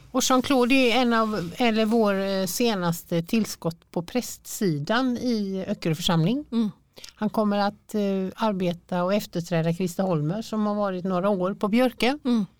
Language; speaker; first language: Swedish; native; Swedish